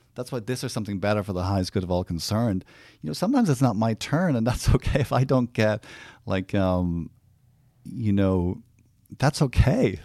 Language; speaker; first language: English; native; English